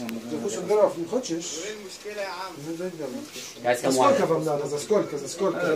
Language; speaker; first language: Russian; non-native, learner; Arabic